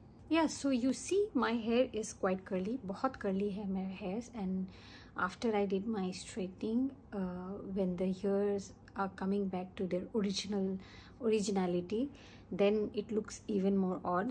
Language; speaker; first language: English; non-native, local second language; Hindi